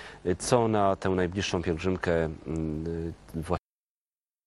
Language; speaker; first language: Polish; native; Polish